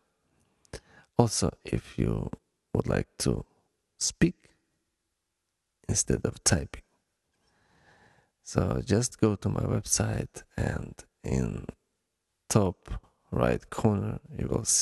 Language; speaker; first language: English; non-native, fluent; Ukrainian